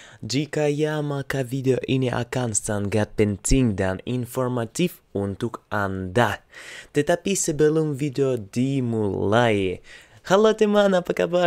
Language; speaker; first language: Indonesian; non-native, learner; Russian